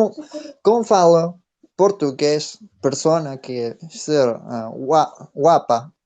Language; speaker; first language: Portuguese; non-native, learner; Spanish